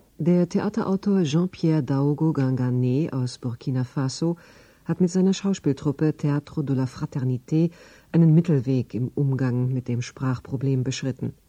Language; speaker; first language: German; native; German